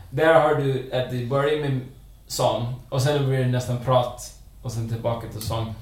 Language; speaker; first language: Swedish; non-native, fluent; English